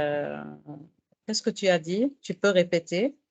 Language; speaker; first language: French; non-native, fluent; Arabic